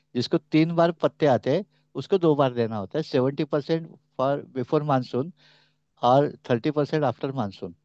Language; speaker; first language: Hindi; non-native, local second language; Marathi